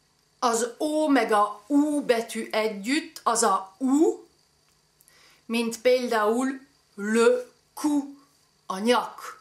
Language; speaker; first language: Hungarian; early bilingual, heritage; French